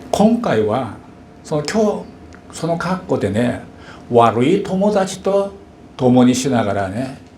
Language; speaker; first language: Japanese; non-native, fluent; Korean